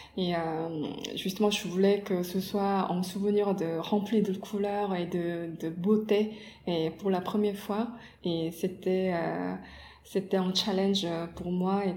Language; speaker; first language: French; non-native, fluent; Korean